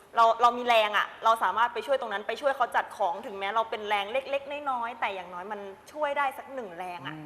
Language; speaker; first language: Thai; native; Thai